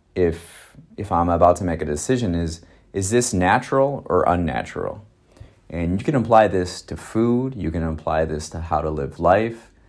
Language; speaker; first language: English; native; English